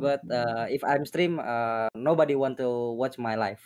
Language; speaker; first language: English; non-native, learner; Indonesian